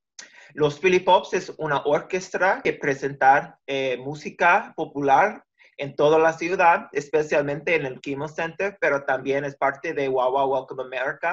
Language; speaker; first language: Spanish; early bilingual, heritage; Spanish